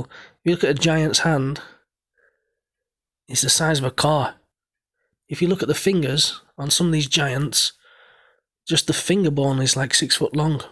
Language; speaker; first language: English; native; English